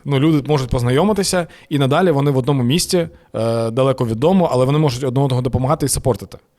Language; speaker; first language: Ukrainian; non-native, local second language; Russian